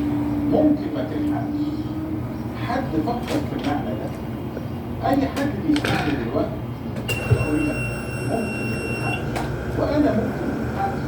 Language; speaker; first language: Arabic; native; Arabic